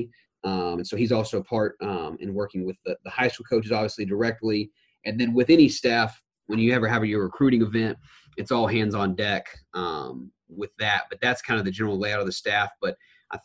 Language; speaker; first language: English; native; English